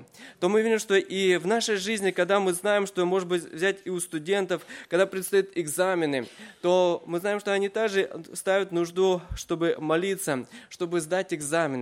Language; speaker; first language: Russian; native; Russian